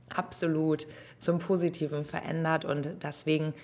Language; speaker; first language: German; native; German